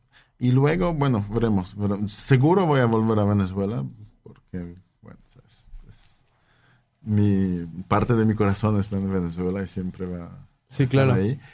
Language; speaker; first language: Spanish; non-native, fluent; Polish